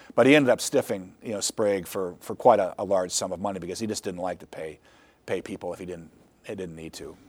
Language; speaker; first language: English; native; English